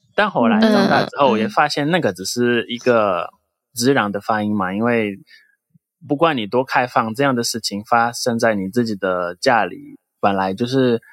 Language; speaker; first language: Chinese; non-native, fluent; Portuguese